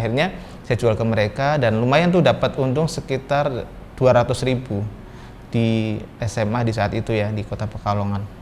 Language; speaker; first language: Indonesian; native; Indonesian